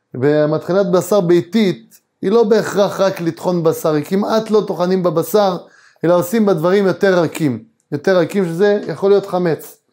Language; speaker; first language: Hebrew; native; Hebrew